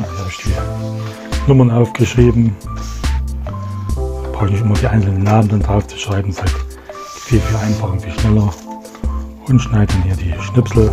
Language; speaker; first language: German; native; German